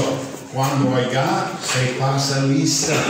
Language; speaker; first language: Spanish; non-native, fluent; English